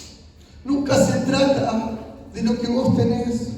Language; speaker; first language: Spanish; native; Spanish